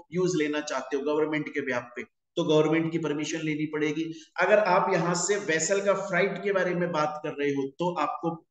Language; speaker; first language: Hindi; native; Hindi